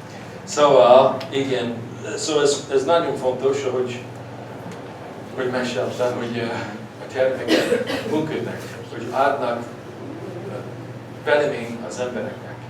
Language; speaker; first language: Hungarian; early bilingual, heritage; English